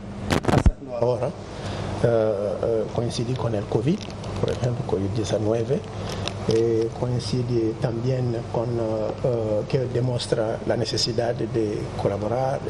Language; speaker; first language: Spanish; non-native, fluent; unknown